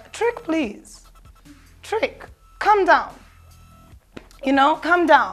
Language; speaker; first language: English; non-native, local second language; Ganda